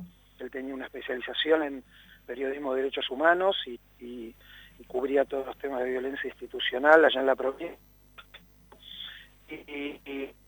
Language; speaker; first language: Spanish; native; Spanish